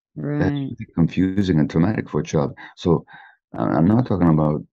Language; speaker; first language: English; native; English